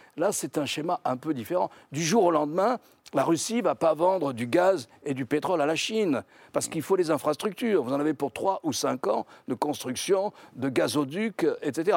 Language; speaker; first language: French; native; French